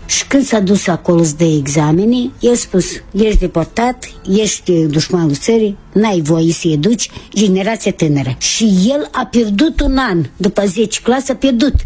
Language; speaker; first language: Romanian; native; Romanian